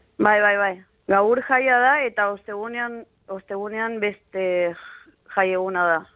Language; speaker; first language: Basque; non-native, fluent; Spanish